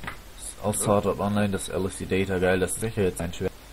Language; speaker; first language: German; native; German